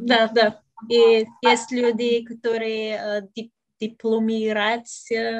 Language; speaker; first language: Russian; non-native, learner; Bulgarian